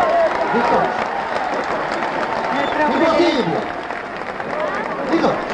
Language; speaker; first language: Italian; non-native, learner; English